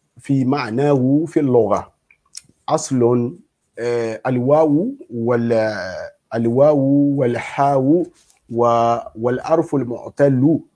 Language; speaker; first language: Arabic; non-native, fluent; Yoruba